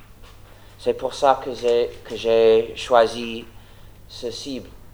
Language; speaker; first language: French; non-native, fluent; English